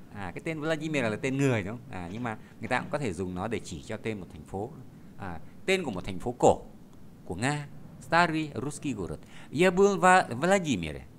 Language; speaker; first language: Vietnamese; native; Vietnamese